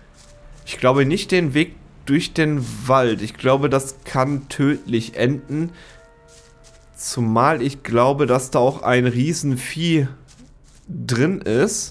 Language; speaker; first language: German; native; German